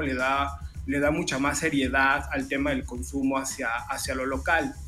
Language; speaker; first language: Spanish; native; Spanish